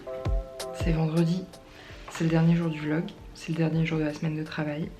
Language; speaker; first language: French; native; French